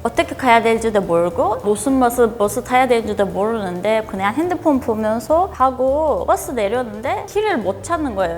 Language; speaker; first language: Korean; non-native, fluent; Turkish